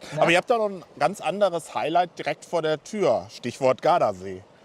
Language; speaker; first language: German; native; German